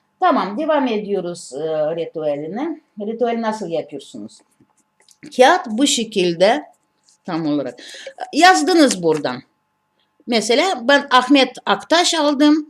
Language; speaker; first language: Turkish; non-native, learner; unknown